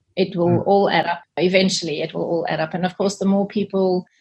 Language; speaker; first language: English; native; English